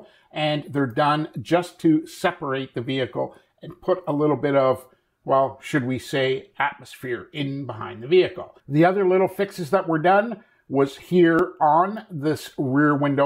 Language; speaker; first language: English; native; English